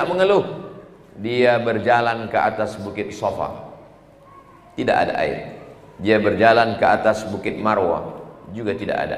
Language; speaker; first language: Malay; native; Malay